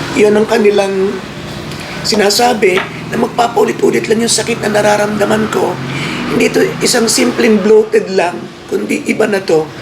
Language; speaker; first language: Filipino; native; Filipino